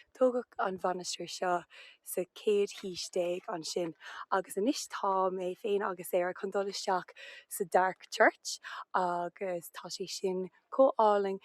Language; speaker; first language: Irish; non-native, local second language; English